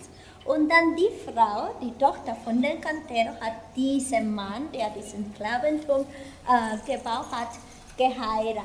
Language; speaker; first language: German; non-native, fluent; Spanish